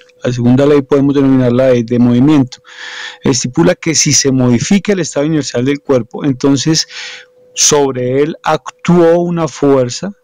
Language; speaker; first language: Spanish; native; Spanish